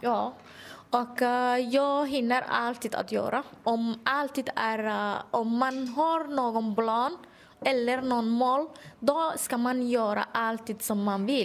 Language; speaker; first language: Swedish; non-native, learner; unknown